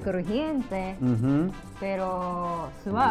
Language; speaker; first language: Spanish; non-native, learner; Japanese